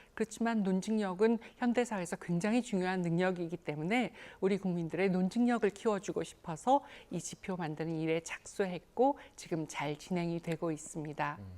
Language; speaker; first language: Korean; native; Korean